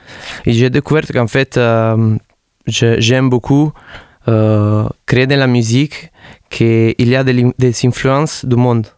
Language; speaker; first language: French; non-native, fluent; Italian